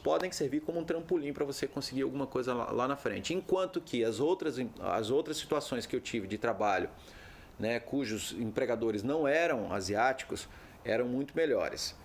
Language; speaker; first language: Portuguese; native; Portuguese